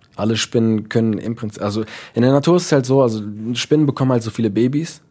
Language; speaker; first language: German; early bilingual, other home language; Dutch